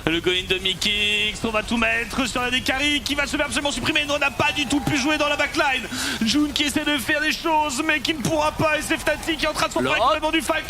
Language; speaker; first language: French; native; French